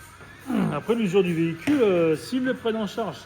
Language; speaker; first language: French; native; French